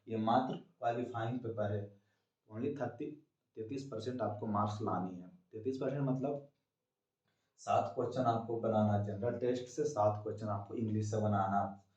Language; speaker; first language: Hindi; native; Hindi